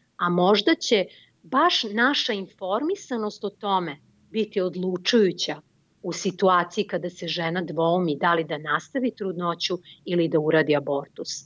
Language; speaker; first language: Serbian; native; Serbian